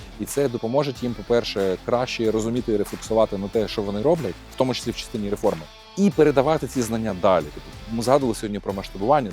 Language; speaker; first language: Ukrainian; native; Ukrainian